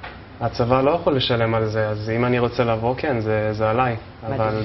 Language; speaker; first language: Hebrew; non-native, fluent; English